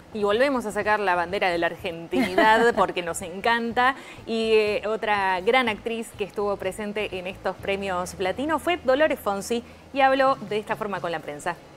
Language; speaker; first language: Spanish; native; Spanish